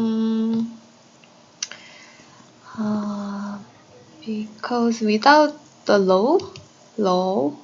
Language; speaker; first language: English; non-native, learner; Korean